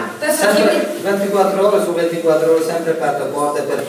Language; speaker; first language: Italian; non-native, learner; Urdu